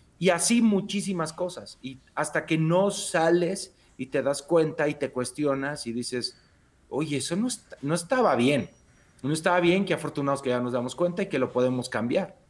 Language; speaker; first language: Spanish; native; Spanish